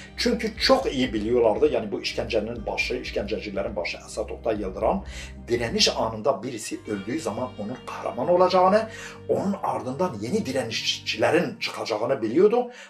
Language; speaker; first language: Turkish; non-native, local second language; Kurdish